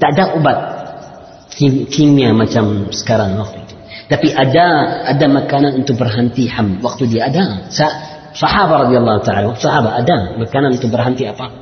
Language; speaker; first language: Indonesian; non-native, learner; Arabic